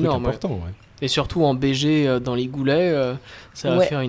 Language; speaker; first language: French; native; French